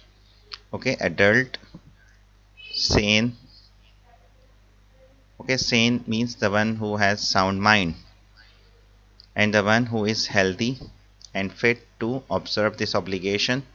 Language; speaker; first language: English; non-native, local second language; Urdu